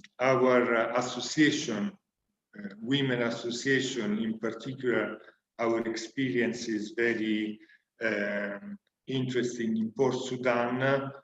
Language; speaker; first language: English; non-native, learner; Italian